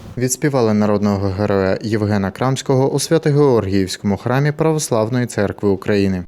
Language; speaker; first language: Ukrainian; native; Ukrainian